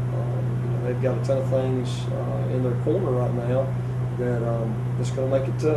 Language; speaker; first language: English; native; English